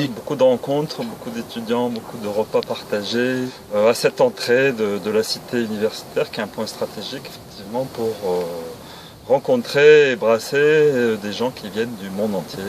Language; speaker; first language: French; native; French